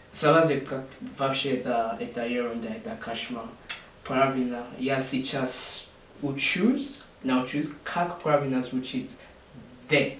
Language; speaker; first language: Russian; non-native, learner; English